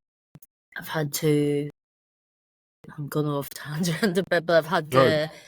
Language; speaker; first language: English; native; English